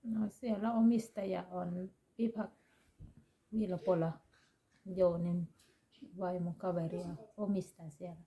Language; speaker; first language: Finnish; non-native, learner; Thai